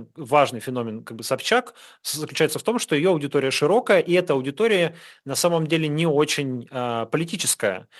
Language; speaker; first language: Russian; native; Russian